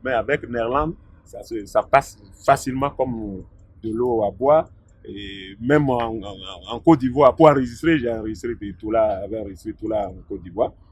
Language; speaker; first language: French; non-native, local second language; Fon